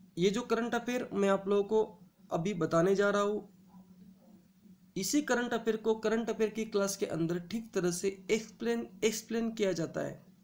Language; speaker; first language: Hindi; non-native, local second language; Marathi